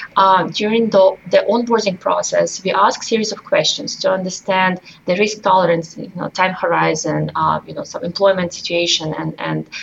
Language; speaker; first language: English; non-native, fluent; Russian